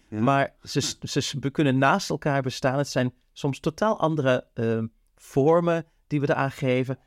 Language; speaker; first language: Dutch; native; Dutch